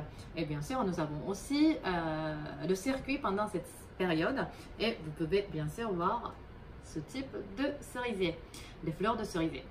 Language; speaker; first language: French; non-native, fluent; Japanese